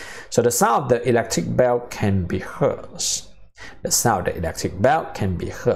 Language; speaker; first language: English; non-native, local second language; Chinese